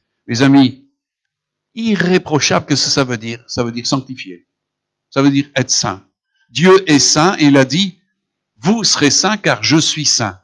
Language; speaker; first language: French; native; French